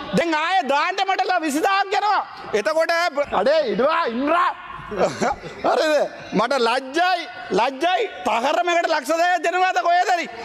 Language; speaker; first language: Sinhala; non-native, local second language; Tamil